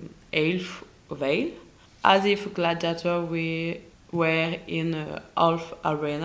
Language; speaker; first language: English; non-native, learner; French